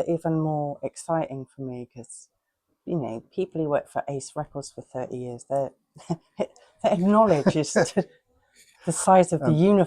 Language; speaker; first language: English; native; English